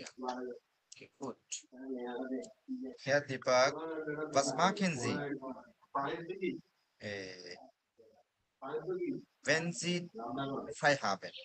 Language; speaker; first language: German; non-native, learner; Bangla